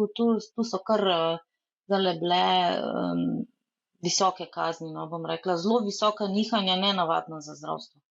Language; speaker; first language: Slovenian; native; Slovenian